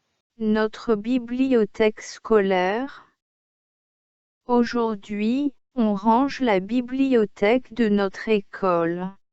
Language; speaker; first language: French; non-native, learner; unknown